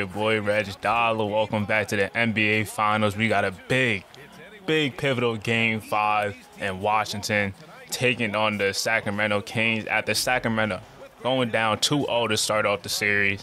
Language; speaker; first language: English; native; English